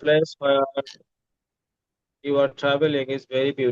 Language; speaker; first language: English; non-native, learner; Bangla